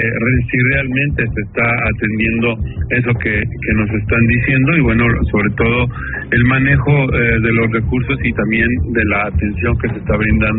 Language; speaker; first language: Spanish; native; Spanish